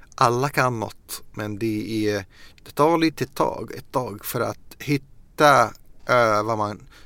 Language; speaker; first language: Swedish; non-native, fluent; Arabic